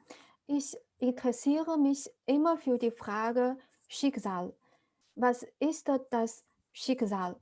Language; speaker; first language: German; non-native, fluent; Chinese